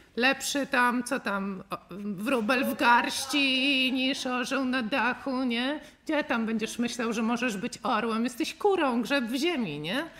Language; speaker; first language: Polish; native; Polish